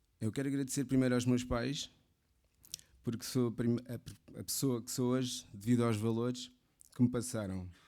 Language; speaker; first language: Portuguese; early bilingual, other home language; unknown